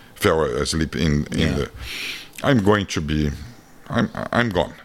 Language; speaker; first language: English; non-native, fluent; Portuguese